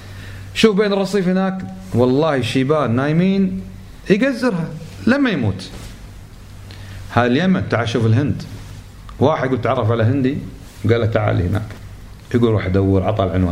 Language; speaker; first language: Arabic; native; Arabic